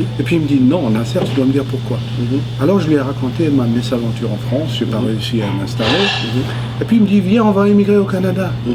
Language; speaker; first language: French; non-native, local second language; Arabic